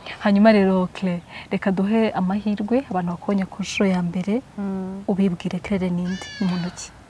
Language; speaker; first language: Kinyarwanda; native; Kinyarwanda